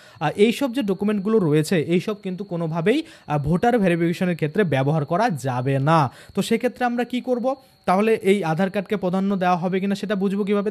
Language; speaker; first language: Bangla; native; Bangla